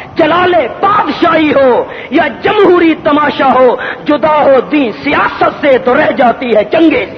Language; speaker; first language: Urdu; non-native, local second language; Punjabi